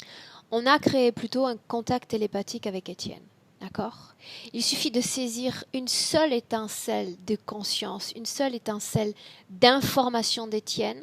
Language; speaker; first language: French; native; French